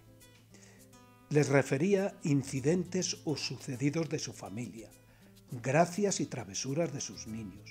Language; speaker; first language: Spanish; native; Spanish